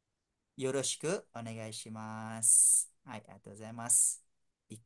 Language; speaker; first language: Japanese; non-native, fluent; Malay